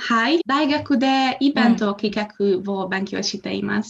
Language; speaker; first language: Japanese; non-native, learner; Hungarian